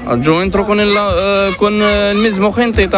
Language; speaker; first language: Spanish; non-native, learner; Arabic